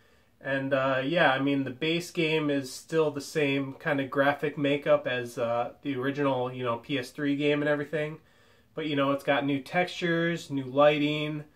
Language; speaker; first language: English; native; English